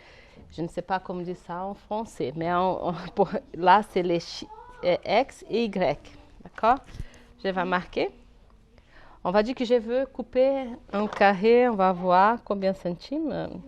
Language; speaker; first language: French; non-native, fluent; Portuguese